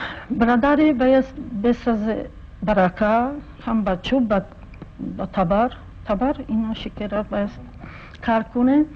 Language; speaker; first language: Persian; non-native, fluent; Polish